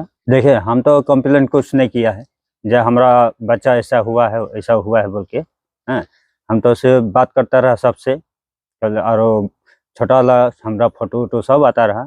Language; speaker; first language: Hindi; non-native, local second language; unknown